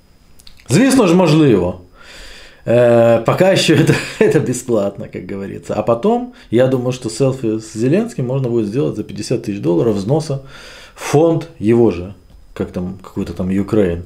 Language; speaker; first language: Russian; native; Russian